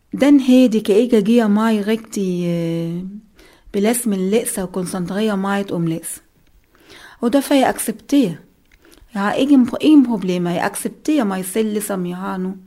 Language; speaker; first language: Danish; non-native, learner; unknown